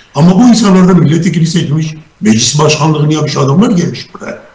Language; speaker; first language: Turkish; native; Turkish